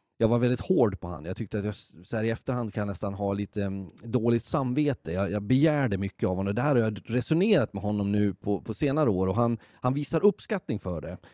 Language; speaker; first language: Swedish; native; Swedish